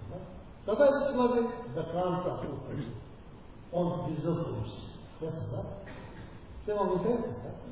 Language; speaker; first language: Russian; non-native, learner; Tibetan